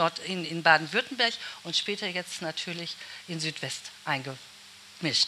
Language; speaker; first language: German; native; German